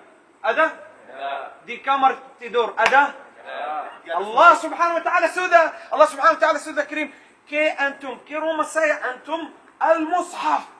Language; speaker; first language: Indonesian; non-native, learner; Arabic